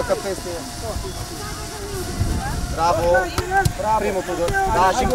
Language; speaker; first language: Romanian; native; Romanian